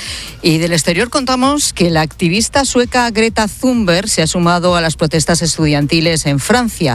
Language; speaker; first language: Spanish; native; Spanish